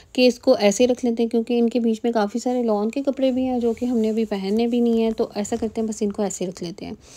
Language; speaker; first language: Urdu; native; Urdu